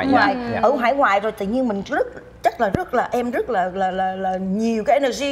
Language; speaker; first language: Vietnamese; native; Vietnamese